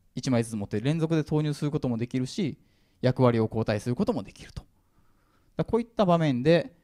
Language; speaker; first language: Japanese; native; Japanese